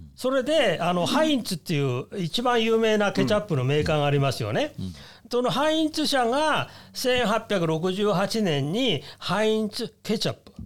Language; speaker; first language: Japanese; native; Japanese